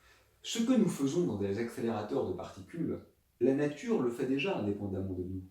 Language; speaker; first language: French; native; French